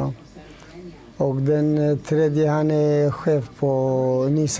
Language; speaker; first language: Swedish; non-native, learner; Turoyo